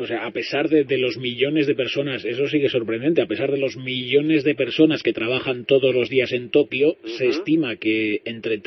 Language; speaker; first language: Spanish; native; Spanish